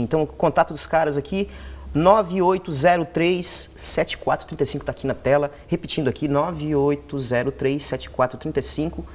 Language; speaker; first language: Portuguese; native; Portuguese